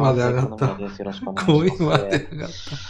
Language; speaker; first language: Japanese; native; Japanese